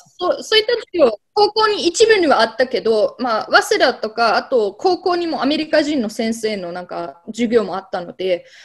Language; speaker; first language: Japanese; non-native, fluent; German